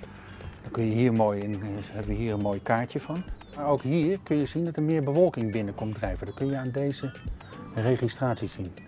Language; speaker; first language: Dutch; native; Dutch